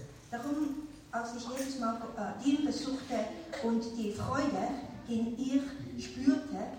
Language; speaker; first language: German; non-native, fluent; Chinese